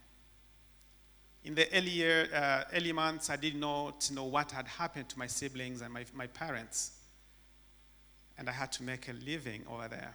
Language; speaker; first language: English; non-native, fluent; Rundi